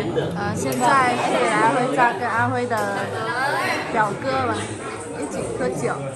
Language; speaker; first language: Chinese; non-native, fluent; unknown